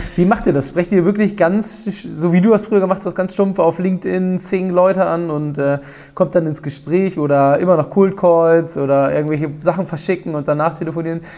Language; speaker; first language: German; native; German